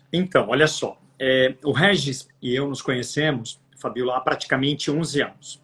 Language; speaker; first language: Portuguese; native; Portuguese